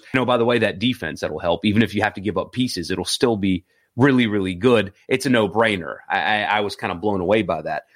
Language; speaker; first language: English; native; English